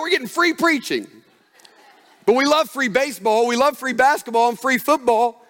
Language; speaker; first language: English; native; English